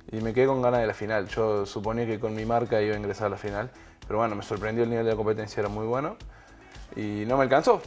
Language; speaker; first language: Spanish; native; Spanish